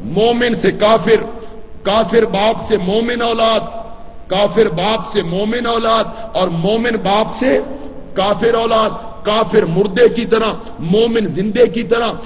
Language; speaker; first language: Urdu; non-native, local second language; Punjabi